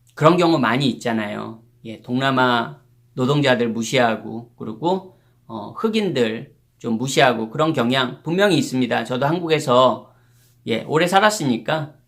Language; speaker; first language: Korean; native; Korean